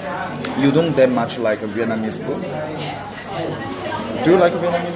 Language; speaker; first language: English; non-native, learner; Korean